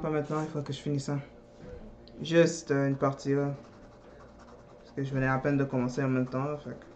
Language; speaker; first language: French; native; French